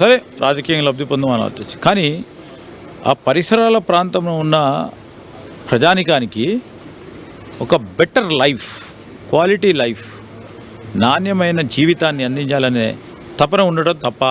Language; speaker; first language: Telugu; native; Telugu